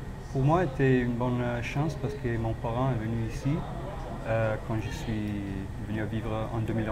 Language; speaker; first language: French; non-native, fluent; Italian